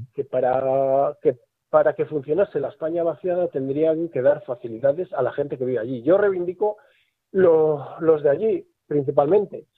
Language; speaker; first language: Spanish; native; Spanish